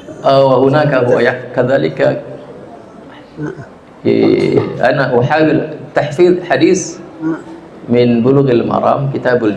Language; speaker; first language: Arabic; non-native, fluent; Indonesian